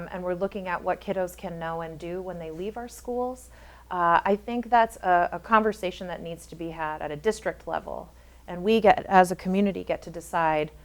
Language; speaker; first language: English; native; English